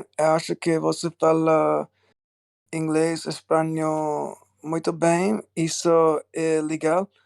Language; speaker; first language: Portuguese; non-native, learner; English